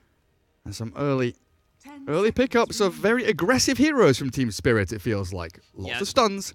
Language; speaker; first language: English; native; English